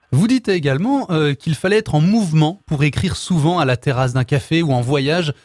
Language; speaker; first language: French; native; French